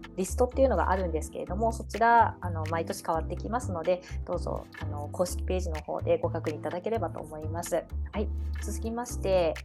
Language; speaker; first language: Japanese; native; Japanese